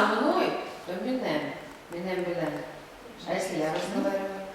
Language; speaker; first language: Russian; native; Russian